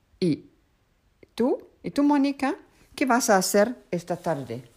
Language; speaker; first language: Spanish; non-native, learner; Danish